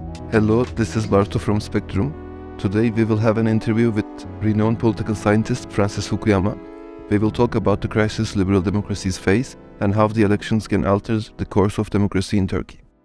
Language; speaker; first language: English; non-native, fluent; Turkish